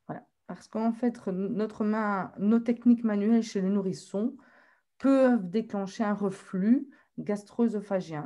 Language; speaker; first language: French; native; French